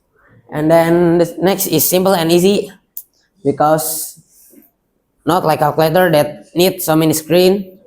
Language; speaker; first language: English; non-native, local second language; Indonesian